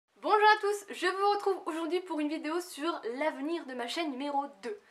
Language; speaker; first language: French; native; French